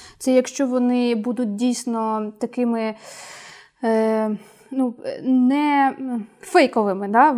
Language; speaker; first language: Ukrainian; native; Ukrainian